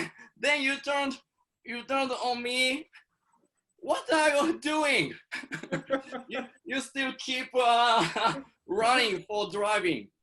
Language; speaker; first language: English; non-native, learner; Japanese